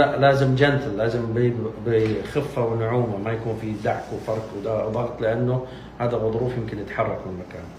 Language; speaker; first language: Arabic; native; Arabic